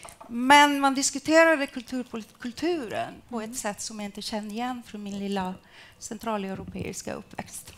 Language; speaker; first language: Swedish; non-native, fluent; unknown